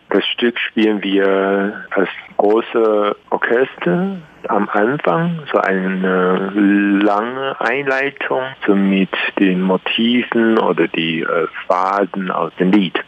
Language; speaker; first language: German; non-native, learner; Chinese